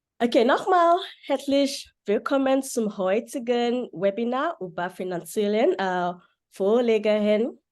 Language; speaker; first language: German; non-native, learner; Yoruba